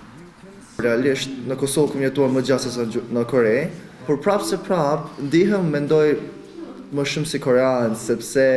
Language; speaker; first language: Albanian; early bilingual, other home language; Korean